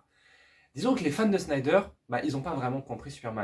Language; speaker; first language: French; native; French